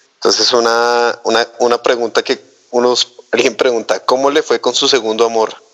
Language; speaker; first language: Spanish; native; Spanish